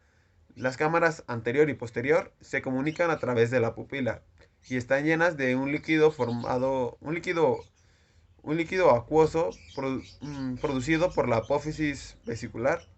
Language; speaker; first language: Spanish; native; Spanish